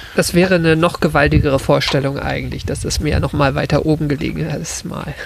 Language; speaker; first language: German; native; German